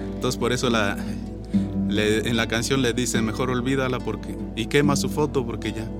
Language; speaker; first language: Spanish; non-native, local second language; Nahuatl languages